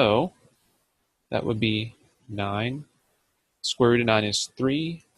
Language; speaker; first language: English; native; English